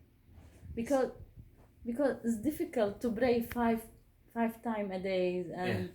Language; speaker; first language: English; non-native, learner; Arabic